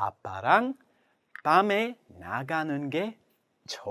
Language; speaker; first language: Korean; non-native, learner; English